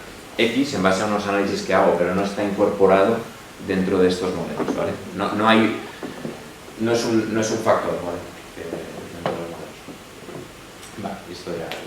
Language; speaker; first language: Spanish; native; Spanish